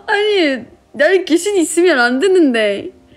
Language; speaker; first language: Korean; non-native, fluent; Russian